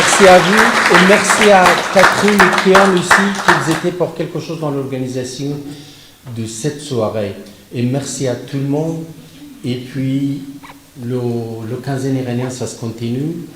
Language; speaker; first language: French; non-native, fluent; Persian